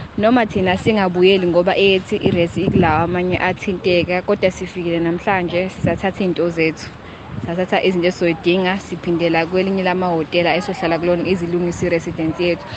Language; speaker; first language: Zulu; native; Zulu